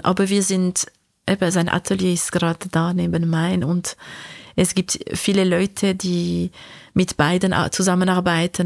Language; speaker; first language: German; non-native, local second language; French